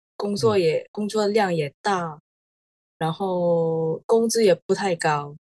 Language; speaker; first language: Chinese; non-native, local second language; Cantonese